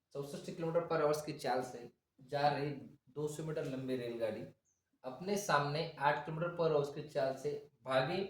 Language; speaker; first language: Hindi; non-native, local second language; Marathi